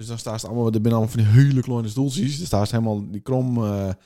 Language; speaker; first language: Dutch; native; Dutch